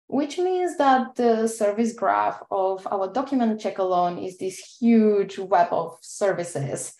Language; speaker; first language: English; non-native, fluent; Bulgarian